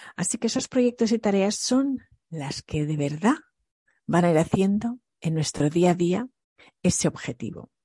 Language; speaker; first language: Spanish; early bilingual, other home language; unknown